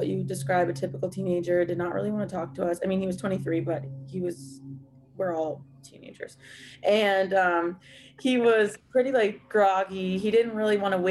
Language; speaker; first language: English; native; English